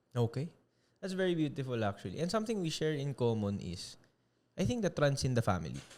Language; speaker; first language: English; non-native, local second language; Filipino